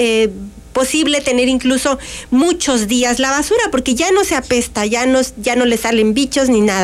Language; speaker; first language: Spanish; native; Spanish